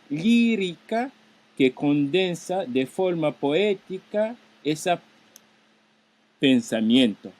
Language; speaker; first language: Spanish; non-native, fluent; Japanese